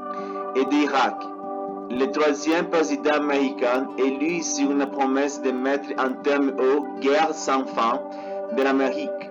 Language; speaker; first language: French; non-native, learner; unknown